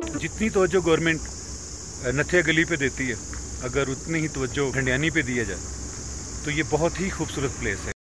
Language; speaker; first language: Urdu; non-native, local second language; Punjabi